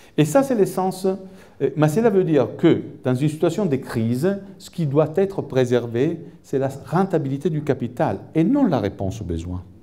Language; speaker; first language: French; non-native, fluent; Italian